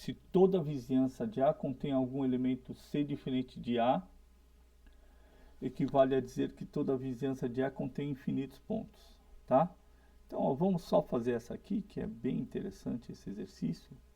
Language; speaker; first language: Portuguese; native; Portuguese